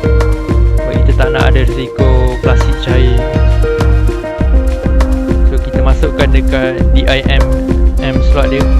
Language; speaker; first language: Malay; native; Malay